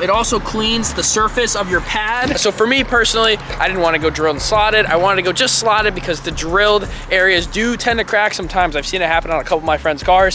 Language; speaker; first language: English; native; English